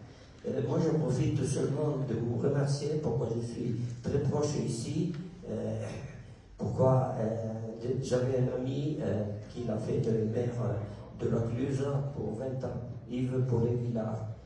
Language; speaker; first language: French; non-native, local second language; Italian